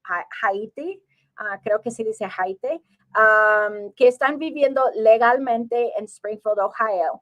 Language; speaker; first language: Spanish; early bilingual, heritage; English